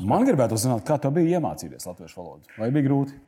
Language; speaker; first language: Latvian; native; Latvian